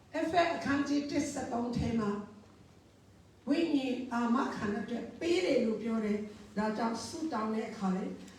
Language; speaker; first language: Burmese; non-native, local second language; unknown